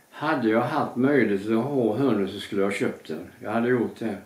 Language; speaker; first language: Swedish; native; Swedish